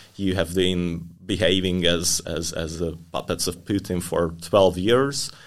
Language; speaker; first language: English; non-native, fluent; Hungarian